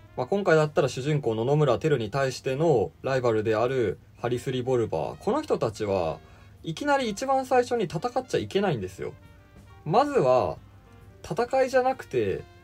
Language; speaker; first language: Japanese; native; Japanese